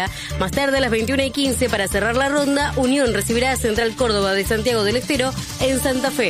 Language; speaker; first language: Spanish; native; Spanish